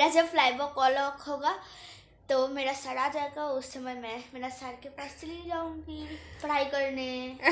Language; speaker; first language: Hindi; non-native, local second language; Bangla